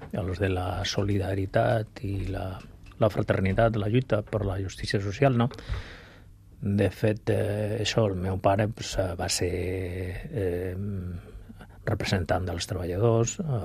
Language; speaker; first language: Catalan; non-native, local second language; Spanish